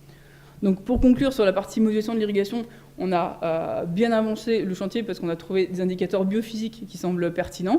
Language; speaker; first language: French; native; French